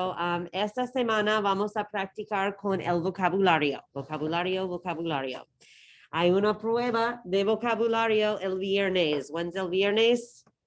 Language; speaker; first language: Spanish; non-native, learner; English